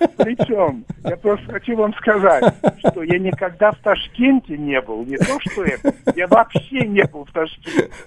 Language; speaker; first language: Russian; non-native, fluent; English